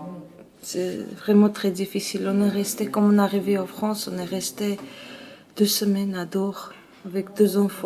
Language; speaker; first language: French; non-native, learner; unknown